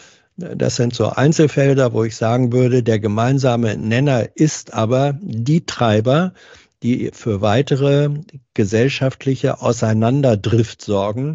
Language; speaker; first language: German; native; German